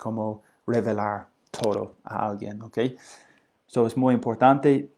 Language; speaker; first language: Spanish; non-native, learner; English